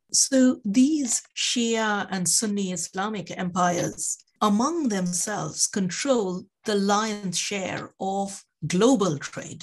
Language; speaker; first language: English; non-native, local second language; Bangla